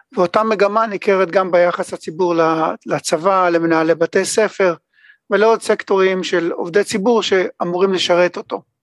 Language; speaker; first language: Hebrew; native; Hebrew